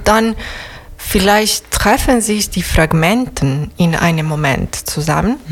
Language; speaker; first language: German; non-native, fluent; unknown